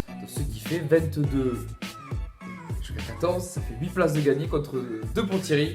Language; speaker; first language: French; native; French